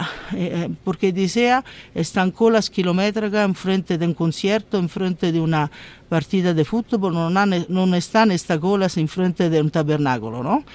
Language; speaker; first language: Spanish; non-native, learner; Italian